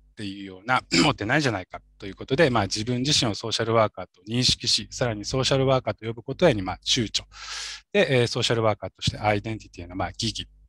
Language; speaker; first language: Japanese; native; Japanese